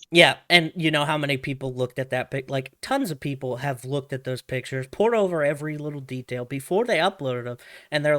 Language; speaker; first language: English; native; English